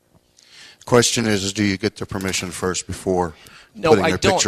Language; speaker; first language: English; native; English